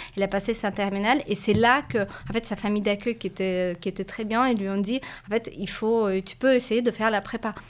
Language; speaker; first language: French; non-native, fluent; Russian